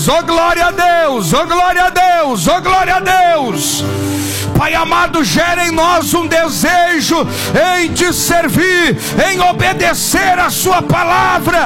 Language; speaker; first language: Portuguese; native; Portuguese